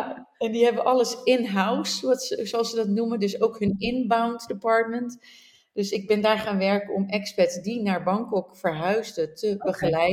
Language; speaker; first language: Dutch; native; Dutch